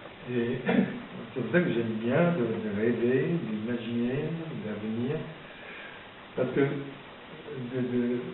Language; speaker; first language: French; non-native, fluent; Japanese